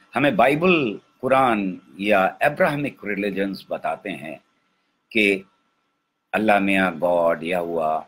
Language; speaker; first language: Hindi; native; Hindi